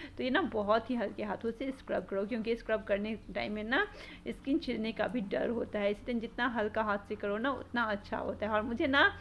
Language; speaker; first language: Hindi; native; Hindi